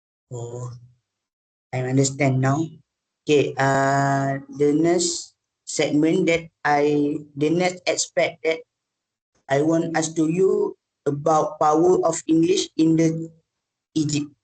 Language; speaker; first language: English; non-native, learner; Malay